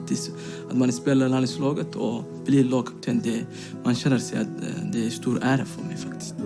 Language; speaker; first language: Swedish; non-native, fluent; Somali